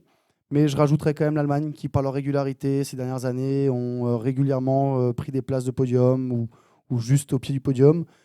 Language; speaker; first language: French; native; French